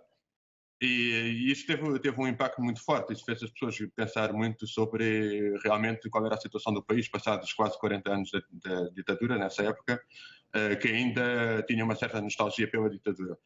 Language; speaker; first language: Portuguese; native; Portuguese